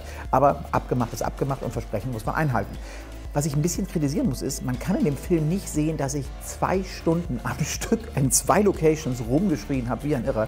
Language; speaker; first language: German; native; German